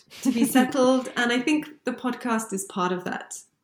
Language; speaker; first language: English; native; English